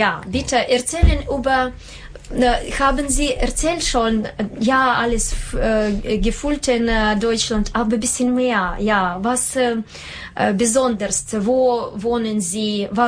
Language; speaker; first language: German; non-native, learner; Russian